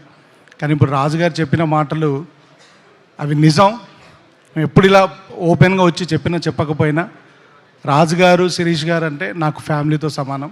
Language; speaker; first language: Telugu; native; Telugu